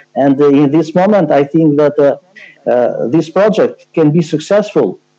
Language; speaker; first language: English; non-native, fluent; Albanian